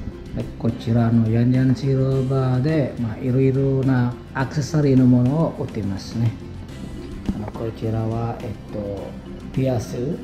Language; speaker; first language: Japanese; non-native, fluent; Indonesian